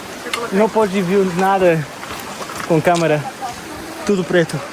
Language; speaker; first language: Portuguese; early bilingual, heritage; English